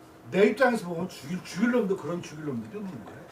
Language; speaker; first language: Korean; native; Korean